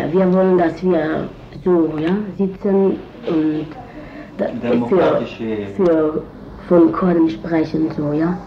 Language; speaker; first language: German; non-native, learner; Kurdish